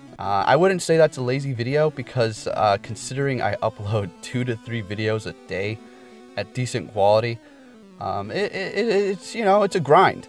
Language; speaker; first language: English; native; English